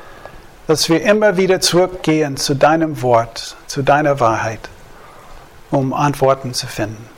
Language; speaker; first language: German; non-native, fluent; English